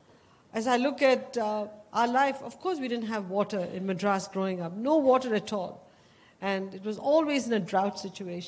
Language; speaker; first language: English; non-native, local second language; Tamil